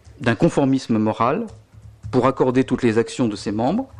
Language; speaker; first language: French; native; French